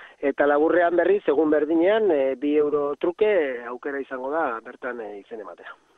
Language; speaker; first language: Basque; native; Basque